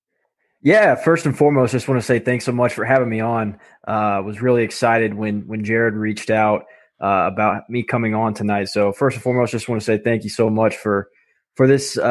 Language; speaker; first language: English; native; English